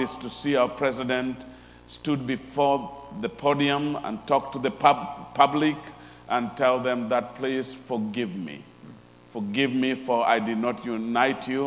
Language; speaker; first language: English; non-native, local second language; Luo (Kenya and Tanzania)